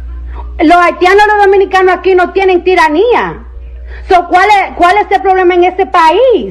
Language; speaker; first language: Spanish; early bilingual, heritage; Spanish